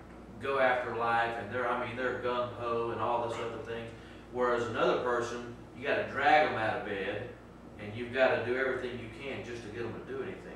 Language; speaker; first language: English; native; English